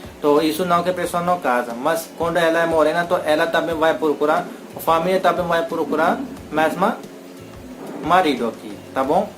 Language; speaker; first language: Portuguese; non-native, learner; Hindi